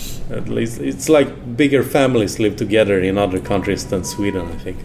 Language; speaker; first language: English; non-native, fluent; Swedish